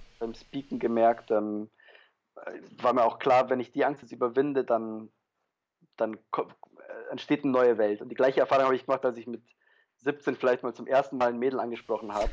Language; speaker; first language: German; early bilingual, other home language; Polish